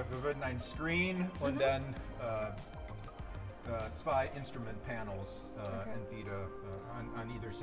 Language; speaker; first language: German; non-native, fluent; English